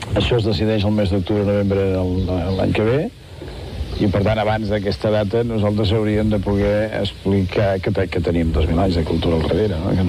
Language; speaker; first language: Catalan; native; Catalan